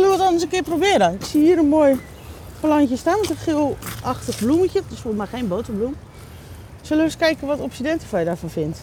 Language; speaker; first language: Dutch; native; Dutch